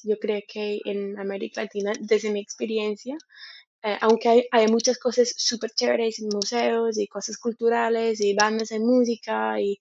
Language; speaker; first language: Spanish; non-native, fluent; English